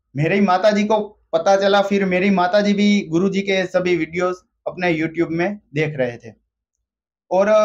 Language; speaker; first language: Hindi; non-native, local second language; Gujarati